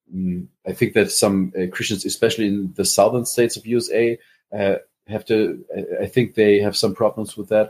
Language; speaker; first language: English; non-native, fluent; German